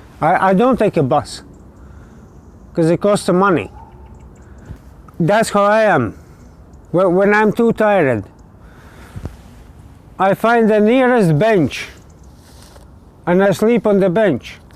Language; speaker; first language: English; non-native, learner; Latvian